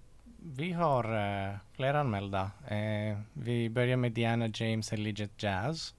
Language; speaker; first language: Swedish; non-native, fluent; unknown